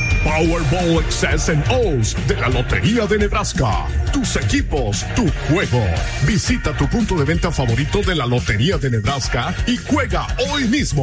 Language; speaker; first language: Spanish; native; Spanish